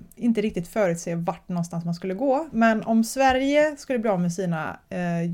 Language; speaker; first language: Swedish; native; Swedish